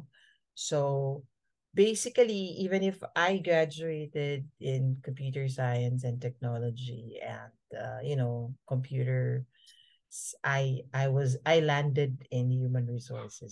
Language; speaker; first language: English; non-native, local second language; Filipino